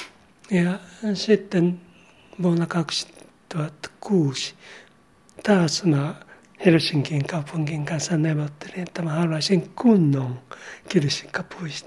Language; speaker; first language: Finnish; non-native, learner; Japanese